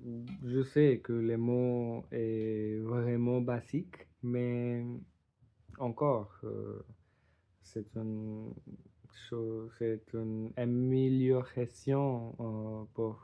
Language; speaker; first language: French; non-native, learner; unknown